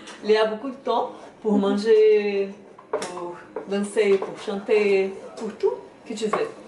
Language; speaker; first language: French; non-native, learner; Portuguese